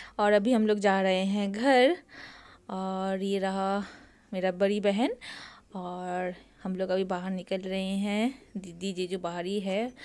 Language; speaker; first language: Hindi; non-native, local second language; Bangla